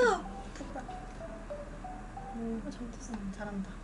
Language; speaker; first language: Korean; native; Korean